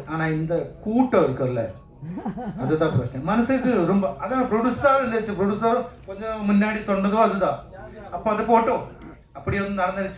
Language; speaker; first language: Tamil; non-native, learner; Malayalam